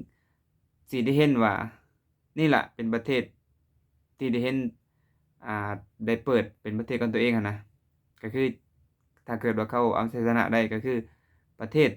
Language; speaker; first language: Thai; non-native, local second language; Lao